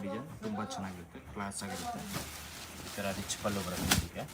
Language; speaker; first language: Kannada; non-native, local second language; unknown